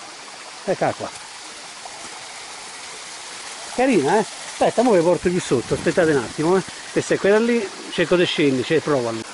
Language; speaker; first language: Italian; native; Italian